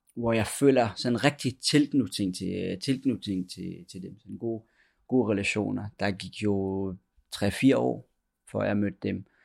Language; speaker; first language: Danish; early bilingual, other home language; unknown